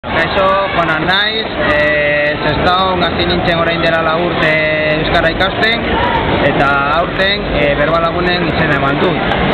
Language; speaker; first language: Basque; non-native, local second language; Spanish